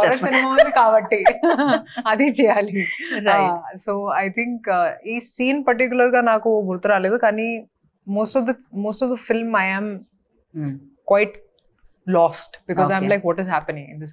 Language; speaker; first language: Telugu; non-native, fluent; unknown